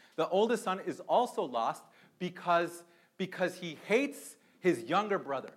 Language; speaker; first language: English; early bilingual, other home language; Spanish